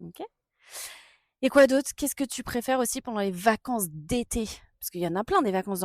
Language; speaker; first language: French; native; French